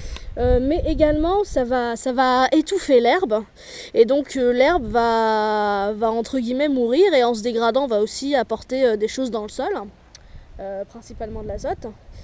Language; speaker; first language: French; native; French